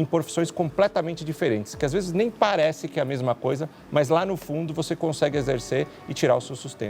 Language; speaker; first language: Portuguese; native; Portuguese